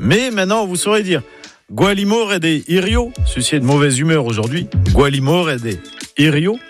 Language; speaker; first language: French; native; French